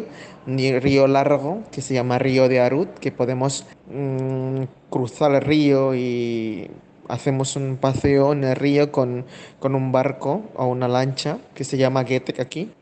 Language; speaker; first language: Spanish; non-native, fluent; Indonesian